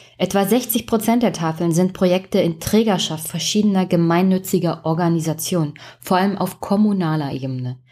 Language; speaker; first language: German; native; German